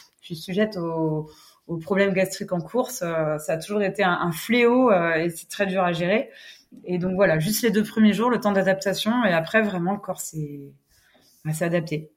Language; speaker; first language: French; non-native, fluent; English